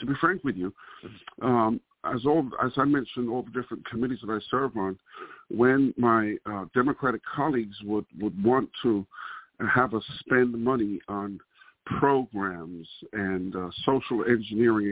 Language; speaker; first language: English; native; English